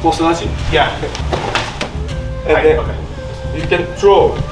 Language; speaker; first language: English; non-native, learner; Japanese